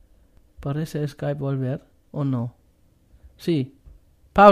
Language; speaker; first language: Spanish; non-native, fluent; German